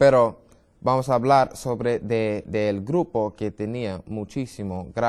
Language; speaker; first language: Spanish; non-native, learner; English